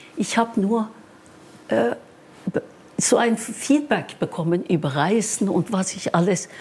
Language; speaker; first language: German; non-native, fluent; Norwegian